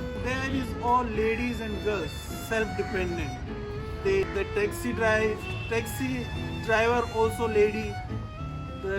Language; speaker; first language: English; non-native, learner; Hindi